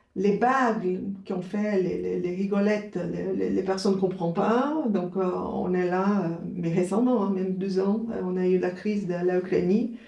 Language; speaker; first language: French; non-native, fluent; Portuguese